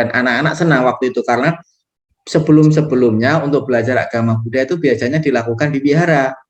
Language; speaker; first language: Indonesian; non-native, local second language; Javanese